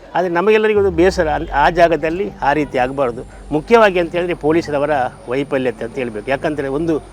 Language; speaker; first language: Kannada; native; Kannada